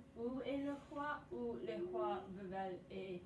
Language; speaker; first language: French; non-native, learner; English